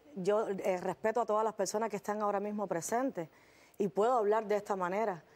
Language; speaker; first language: Spanish; native; Spanish